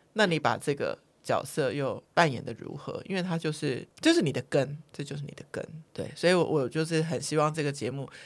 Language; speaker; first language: Chinese; native; Chinese